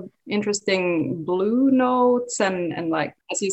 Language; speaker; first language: English; non-native, fluent; Swedish